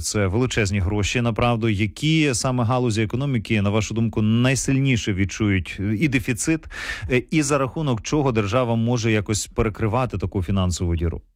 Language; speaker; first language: Ukrainian; native; Ukrainian